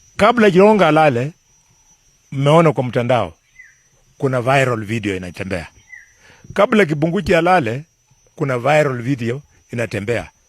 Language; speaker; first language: Swahili; non-native, local second language; Luyia